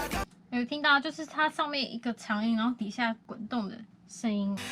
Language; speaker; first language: Chinese; native; Chinese